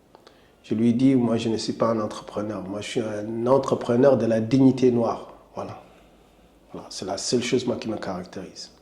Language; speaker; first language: French; non-native, local second language; Wolof